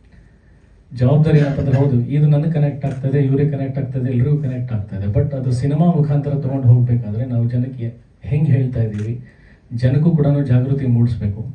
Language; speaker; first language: Kannada; native; Kannada